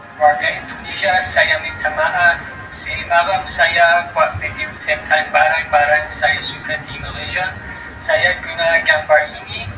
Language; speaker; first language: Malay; non-native, learner; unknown